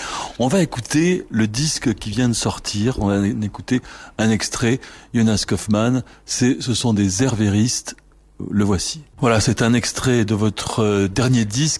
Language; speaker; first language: French; native; French